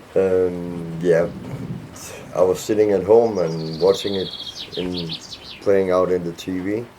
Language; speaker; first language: English; non-native, fluent; Danish